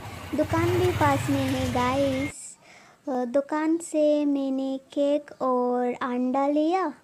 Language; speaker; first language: Hindi; non-native, local second language; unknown